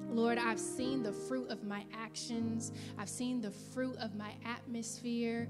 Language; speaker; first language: English; native; English